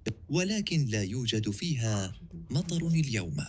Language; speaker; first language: Arabic; non-native, learner; English